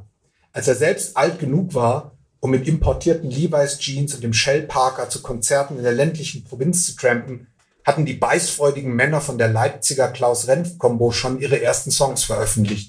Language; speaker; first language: German; native; German